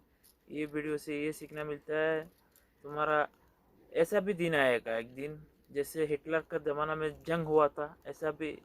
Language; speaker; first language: Hindi; non-native, local second language; Bangla